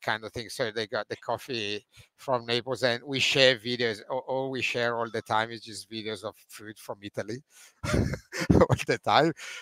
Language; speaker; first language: English; non-native, fluent; Italian